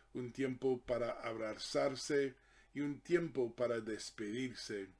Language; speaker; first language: Spanish; non-native, fluent; English